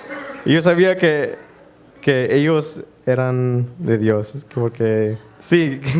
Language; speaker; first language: Spanish; early bilingual, heritage; Spanish